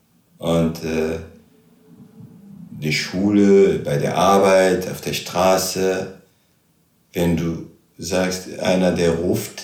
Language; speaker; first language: German; non-native, local second language; Arabic